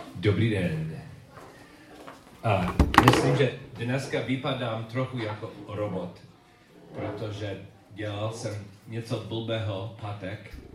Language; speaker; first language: Czech; non-native, learner; English